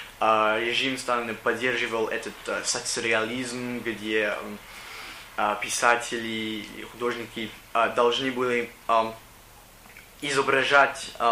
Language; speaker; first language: Russian; non-native, learner; English